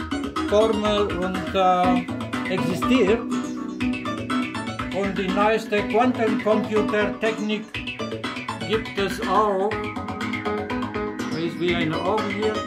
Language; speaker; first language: German; non-native, fluent; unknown